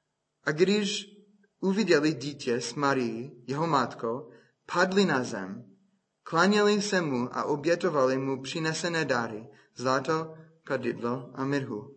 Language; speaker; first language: Czech; non-native, fluent; English